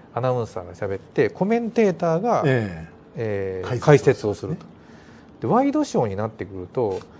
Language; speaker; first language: Japanese; native; Japanese